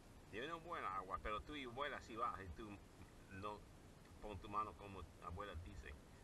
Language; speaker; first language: Spanish; non-native, learner; English